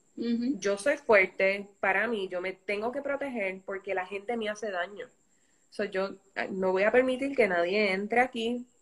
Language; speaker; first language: Spanish; native; Spanish